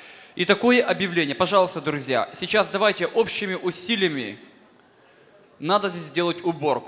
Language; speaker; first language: Russian; native; Russian